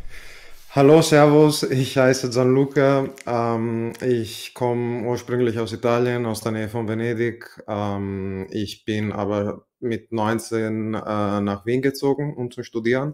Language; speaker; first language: German; non-native, fluent; Italian